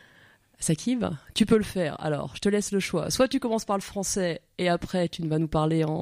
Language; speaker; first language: French; native; French